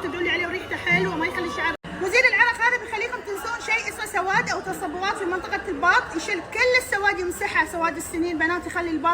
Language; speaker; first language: Arabic; native; Arabic